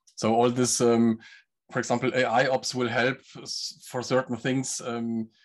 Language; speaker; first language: English; non-native, fluent; German